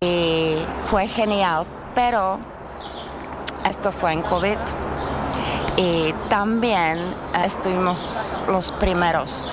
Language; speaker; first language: Spanish; non-native, learner; Czech